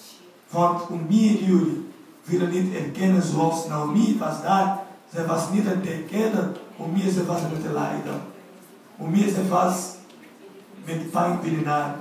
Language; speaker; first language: Dutch; non-native, learner; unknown